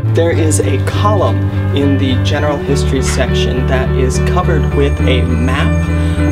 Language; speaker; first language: English; native; English